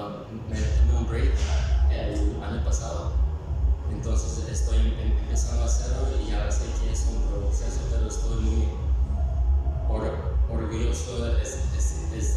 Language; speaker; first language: Spanish; early bilingual, heritage; Spanish